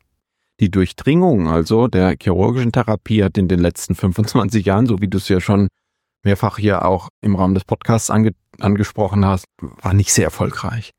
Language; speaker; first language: German; native; German